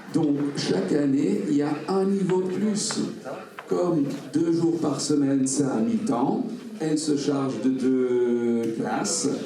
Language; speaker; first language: French; non-native, fluent; Dutch